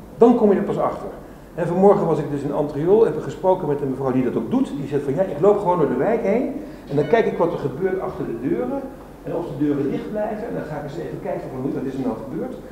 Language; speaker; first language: Dutch; native; Dutch